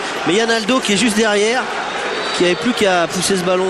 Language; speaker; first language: French; native; French